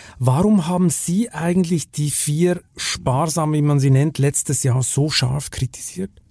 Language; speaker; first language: German; native; German